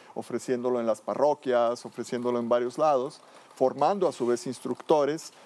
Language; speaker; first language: Spanish; native; Spanish